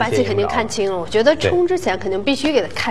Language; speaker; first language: Chinese; native; Chinese